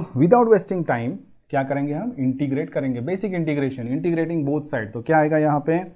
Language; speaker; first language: Hindi; non-native, local second language; Marathi